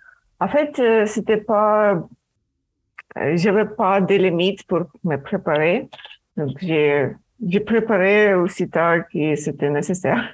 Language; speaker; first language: French; non-native, fluent; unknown